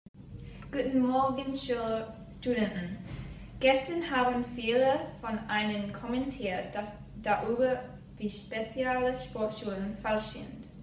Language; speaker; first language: German; non-native, learner; English